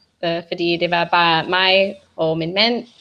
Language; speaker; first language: Danish; non-native, learner; English